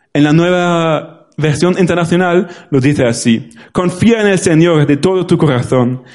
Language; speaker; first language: Spanish; non-native, fluent; German